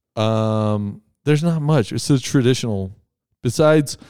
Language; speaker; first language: English; native; English